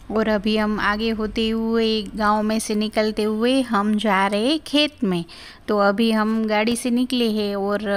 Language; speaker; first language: Hindi; non-native, local second language; Gujarati